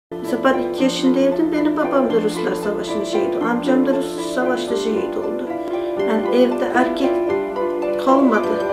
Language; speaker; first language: Turkish; non-native, fluent; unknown